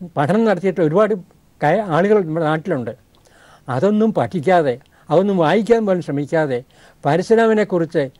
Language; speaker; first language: Malayalam; native; Malayalam